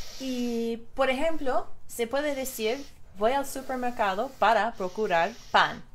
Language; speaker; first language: Spanish; non-native, fluent; English